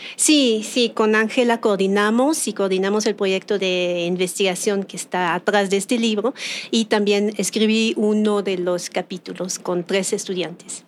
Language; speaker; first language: Spanish; non-native, fluent; French